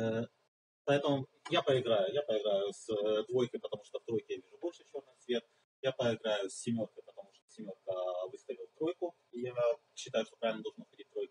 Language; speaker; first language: Russian; native; Russian